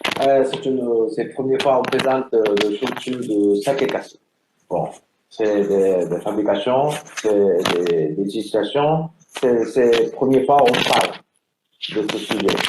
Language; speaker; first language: French; non-native, learner; Japanese